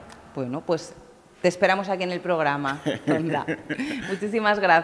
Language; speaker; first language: Spanish; native; Spanish